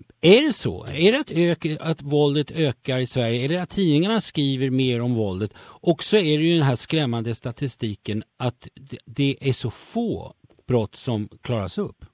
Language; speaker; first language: Swedish; native; Swedish